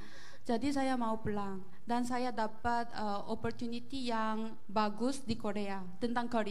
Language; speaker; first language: Indonesian; non-native, learner; Korean